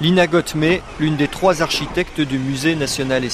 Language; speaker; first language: French; native; French